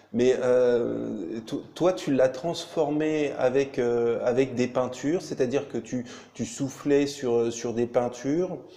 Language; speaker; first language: French; native; French